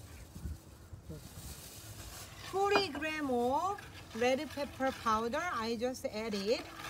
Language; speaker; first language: English; non-native, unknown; Korean